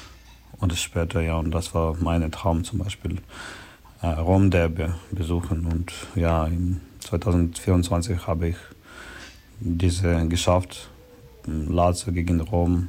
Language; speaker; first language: German; non-native, learner; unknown